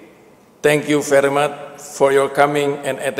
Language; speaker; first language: English; non-native, learner; Indonesian